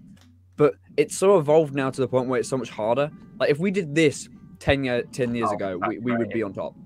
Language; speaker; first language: English; native; English